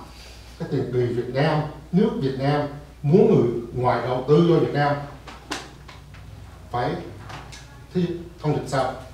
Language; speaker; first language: Vietnamese; early bilingual, heritage; Vietnamese